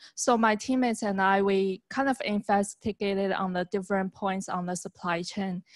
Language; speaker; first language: English; non-native, fluent; Chinese